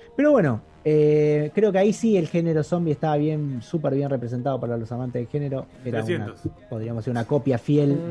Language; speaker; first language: Spanish; native; Spanish